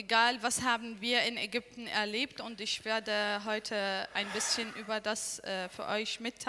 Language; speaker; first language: German; non-native, learner; Arabic